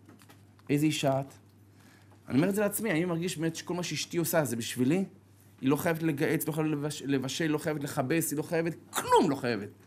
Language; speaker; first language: Hebrew; native; Hebrew